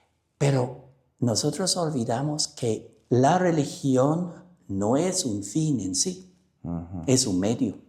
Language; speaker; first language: Spanish; non-native, fluent; English